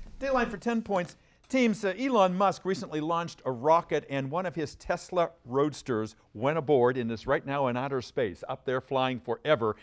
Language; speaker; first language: English; native; English